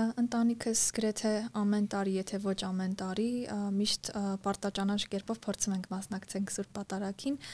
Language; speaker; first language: Armenian; native; Armenian